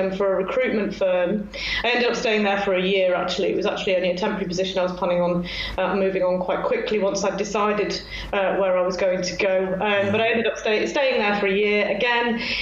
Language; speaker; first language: English; native; English